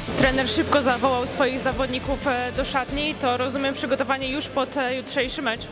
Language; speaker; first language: Polish; native; Polish